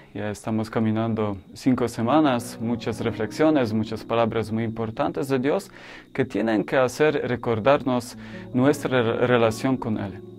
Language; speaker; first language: Spanish; non-native, fluent; Polish